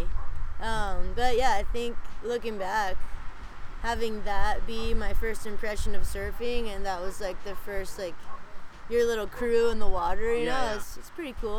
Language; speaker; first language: English; native; English